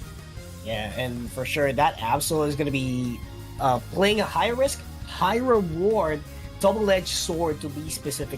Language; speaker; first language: English; non-native, local second language; Filipino